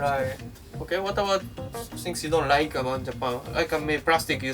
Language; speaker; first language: English; non-native, learner; Japanese